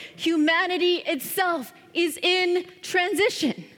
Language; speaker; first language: English; native; English